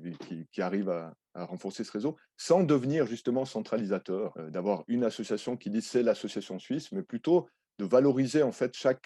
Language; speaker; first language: French; native; French